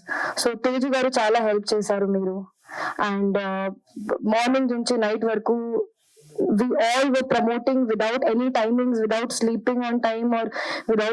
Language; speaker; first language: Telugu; non-native, learner; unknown